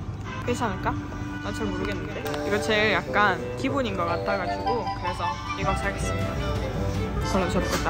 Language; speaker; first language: Korean; non-native, fluent; Estonian